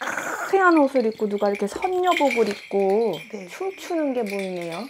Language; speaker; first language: Korean; native; Korean